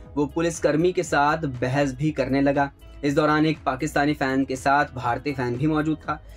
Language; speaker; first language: Hindi; native; Hindi